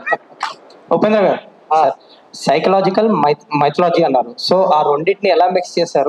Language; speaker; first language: Telugu; native; Telugu